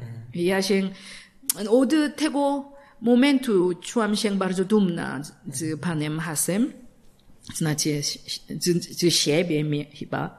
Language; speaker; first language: Polish; non-native, learner; Korean